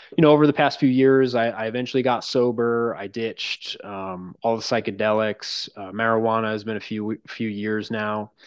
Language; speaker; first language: English; native; English